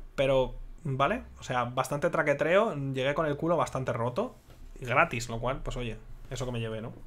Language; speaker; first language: Spanish; native; Spanish